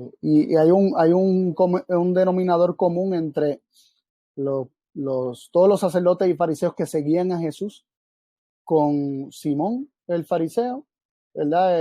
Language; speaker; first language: Spanish; native; Spanish